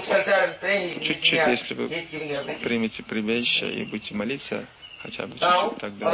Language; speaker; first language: Russian; non-native, learner; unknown